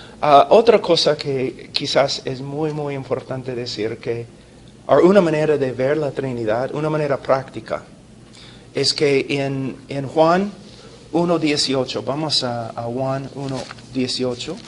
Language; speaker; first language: Spanish; non-native, fluent; English